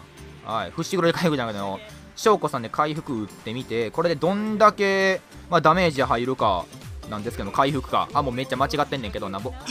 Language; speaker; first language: Japanese; native; Japanese